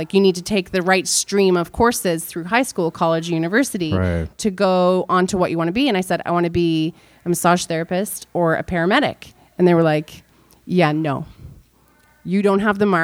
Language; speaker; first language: English; non-native, fluent; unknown